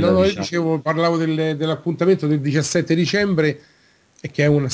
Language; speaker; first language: Italian; native; Italian